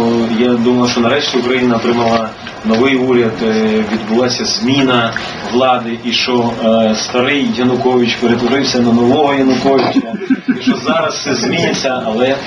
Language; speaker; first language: Ukrainian; native; Ukrainian